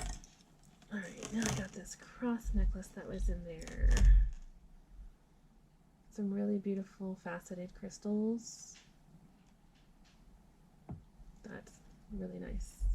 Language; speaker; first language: English; native; English